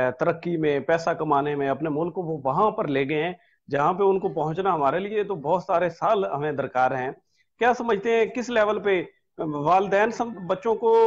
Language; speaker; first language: Urdu; non-native, local second language; Punjabi